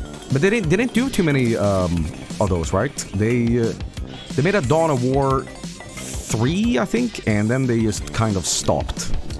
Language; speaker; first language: English; non-native, fluent; Swedish